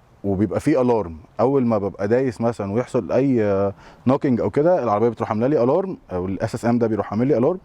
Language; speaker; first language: Arabic; native; Arabic